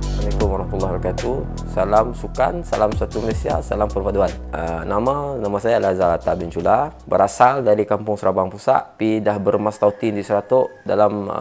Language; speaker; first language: Malay; native; Malay